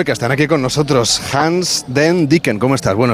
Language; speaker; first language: Spanish; native; Spanish